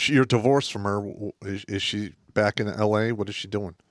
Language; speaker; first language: English; native; English